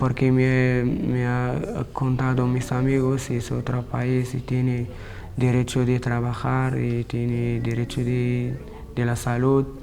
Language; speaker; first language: Spanish; non-native, learner; Arabic